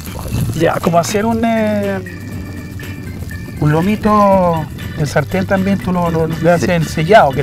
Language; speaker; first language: Spanish; native; Spanish